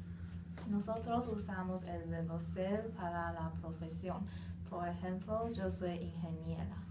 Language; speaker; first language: Spanish; non-native, learner; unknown